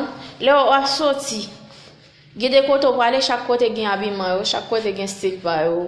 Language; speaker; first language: French; non-native, local second language; Haitian Creole